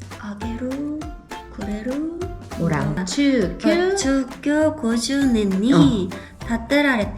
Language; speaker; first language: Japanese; non-native, learner; Korean